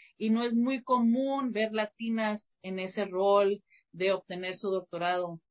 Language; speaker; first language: Spanish; early bilingual, heritage; Spanish